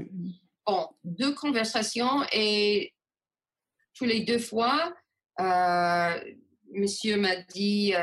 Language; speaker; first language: French; non-native, local second language; English